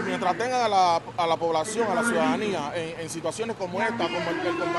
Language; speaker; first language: Spanish; native; Spanish